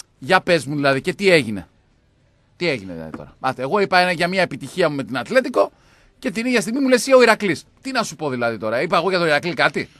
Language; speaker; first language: Greek; native; Greek